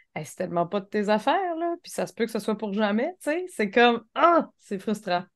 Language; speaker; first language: French; native; French